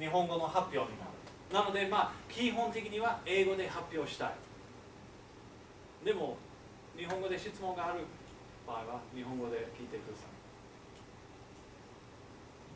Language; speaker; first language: Japanese; non-native, fluent; English